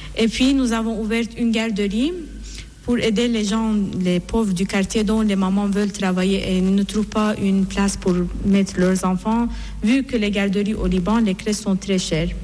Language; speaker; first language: French; non-native, fluent; Persian